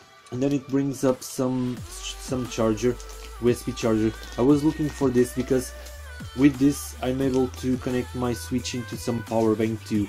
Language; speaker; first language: English; non-native, fluent; Portuguese